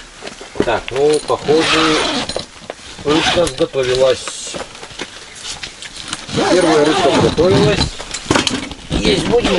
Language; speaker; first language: Russian; native; Russian